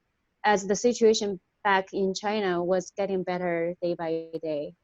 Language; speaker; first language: English; non-native, fluent; Chinese